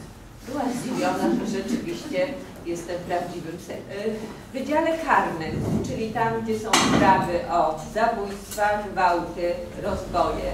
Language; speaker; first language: Polish; native; Polish